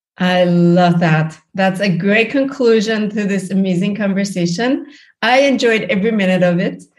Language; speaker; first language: English; non-native, fluent; German